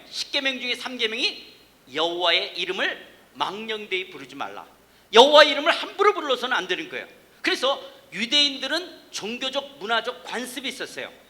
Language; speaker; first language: Korean; native; Korean